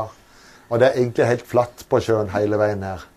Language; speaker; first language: Norwegian; native; Norwegian